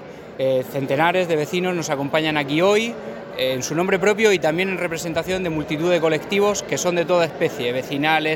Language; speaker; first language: Spanish; native; Spanish